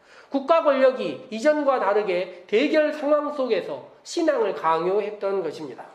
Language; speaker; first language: Korean; native; Korean